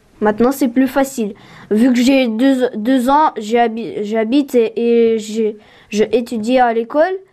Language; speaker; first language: French; early bilingual, other home language; Ukrainian